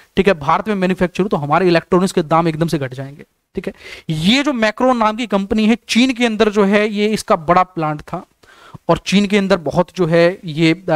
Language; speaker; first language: Hindi; native; Hindi